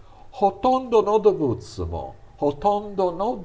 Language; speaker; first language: Japanese; non-native, fluent; English